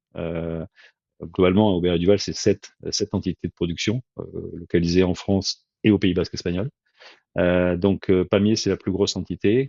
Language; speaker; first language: French; native; French